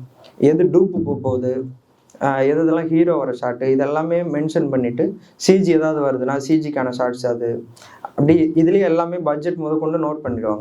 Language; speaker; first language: Tamil; native; Tamil